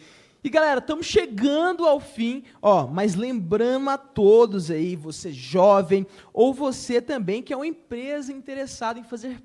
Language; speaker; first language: Portuguese; native; Portuguese